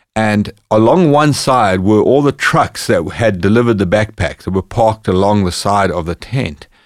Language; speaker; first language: English; native; English